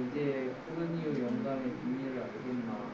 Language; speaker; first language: Korean; native; Korean